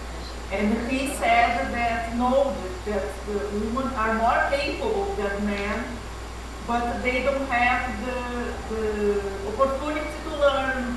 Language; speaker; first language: English; non-native, fluent; Portuguese